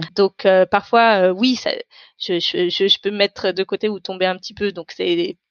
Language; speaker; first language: French; non-native, local second language; Tamil